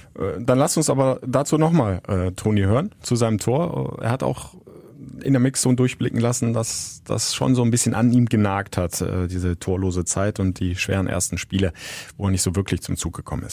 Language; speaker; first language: German; native; German